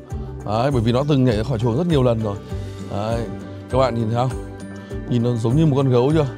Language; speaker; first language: Vietnamese; native; Vietnamese